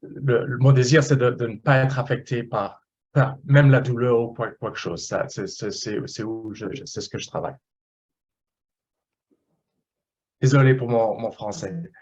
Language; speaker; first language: French; non-native, fluent; English